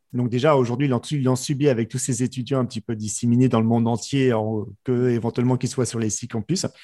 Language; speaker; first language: French; native; French